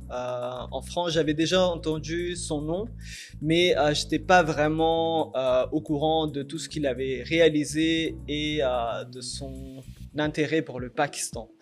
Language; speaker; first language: French; early bilingual, other home language; Urdu